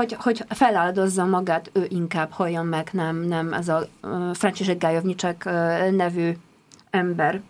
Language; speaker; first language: Hungarian; non-native, fluent; Polish